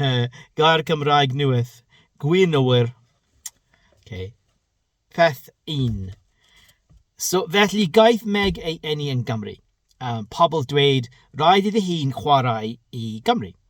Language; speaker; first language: Welsh; non-native, learner; English